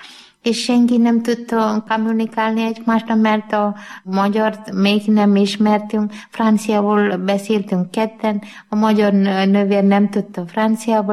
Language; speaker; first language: Hungarian; non-native, learner; Malayalam